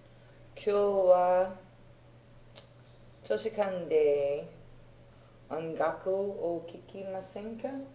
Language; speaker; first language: Japanese; non-native, learner; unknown